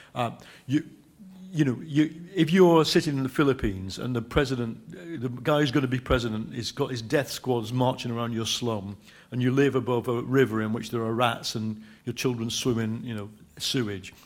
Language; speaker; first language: English; native; English